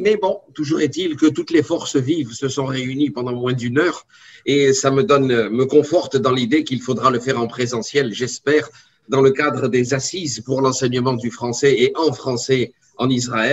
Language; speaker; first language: French; native; French